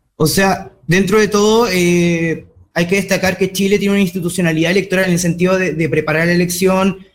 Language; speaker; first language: Spanish; native; Spanish